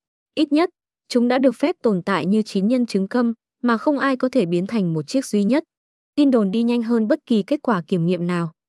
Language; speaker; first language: Vietnamese; native; Vietnamese